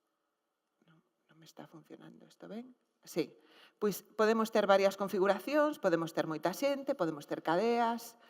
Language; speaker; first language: Galician; native; Galician